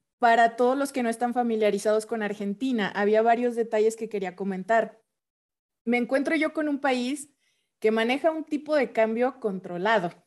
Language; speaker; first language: Spanish; native; Spanish